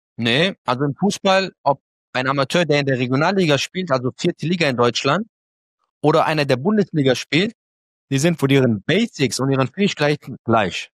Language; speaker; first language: German; early bilingual, other home language; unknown